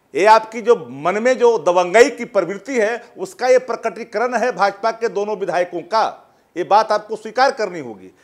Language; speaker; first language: Hindi; native; Hindi